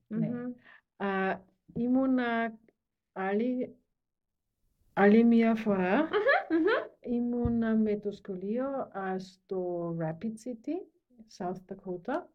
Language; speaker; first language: Greek; non-native, learner; German